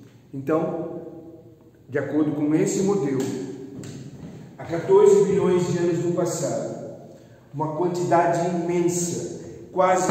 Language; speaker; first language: Portuguese; native; Portuguese